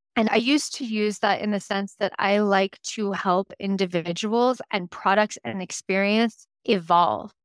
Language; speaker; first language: English; native; English